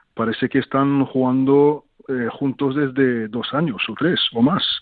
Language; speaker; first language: Spanish; non-native, fluent; French